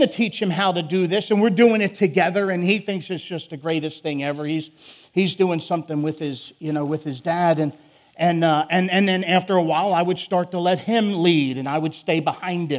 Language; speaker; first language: English; native; English